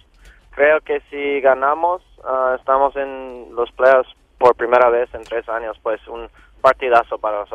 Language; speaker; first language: Spanish; non-native, local second language; English